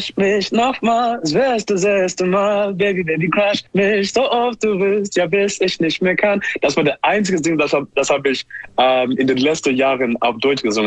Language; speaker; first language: German; non-native, learner; English